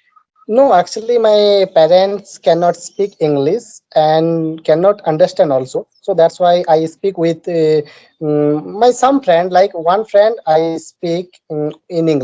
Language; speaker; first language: English; non-native, learner; Bangla